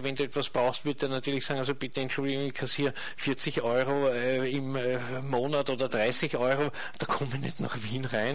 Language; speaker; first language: German; native; German